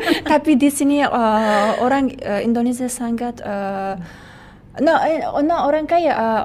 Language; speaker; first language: Indonesian; non-native, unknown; Uzbek